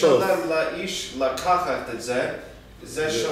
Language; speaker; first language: Hebrew; non-native, learner; English